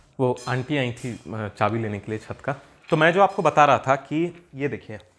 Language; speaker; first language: Hindi; native; Hindi